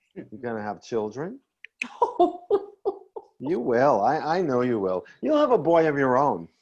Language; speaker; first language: English; native; English